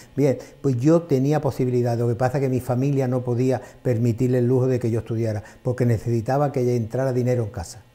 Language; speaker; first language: Spanish; native; Spanish